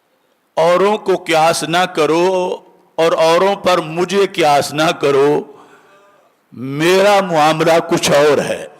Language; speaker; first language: Urdu; native; Urdu